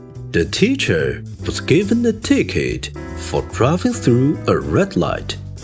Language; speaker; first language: English; non-native, fluent; Chinese